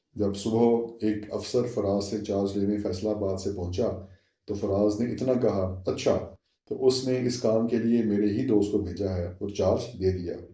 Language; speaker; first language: Urdu; non-native, local second language; Saraiki